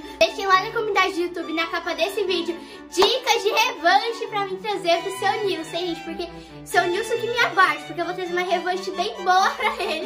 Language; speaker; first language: Portuguese; native; Portuguese